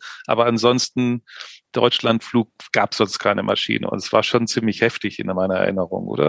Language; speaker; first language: German; native; German